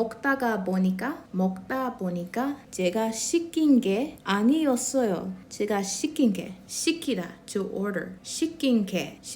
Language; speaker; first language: Korean; non-native, fluent; English